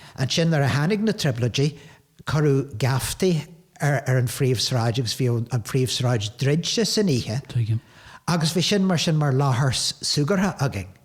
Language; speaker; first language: Irish; non-native, local second language; English